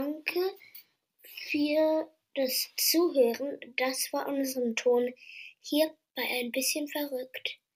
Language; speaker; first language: German; non-native, learner; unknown